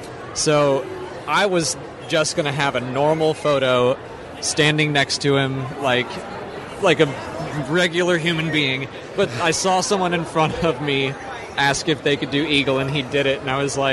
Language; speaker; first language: English; native; English